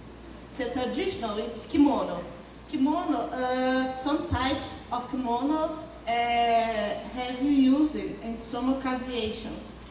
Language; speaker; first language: English; non-native, learner; Portuguese